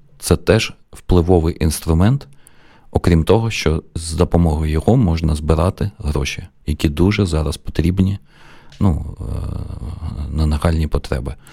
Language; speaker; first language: Ukrainian; non-native, local second language; Russian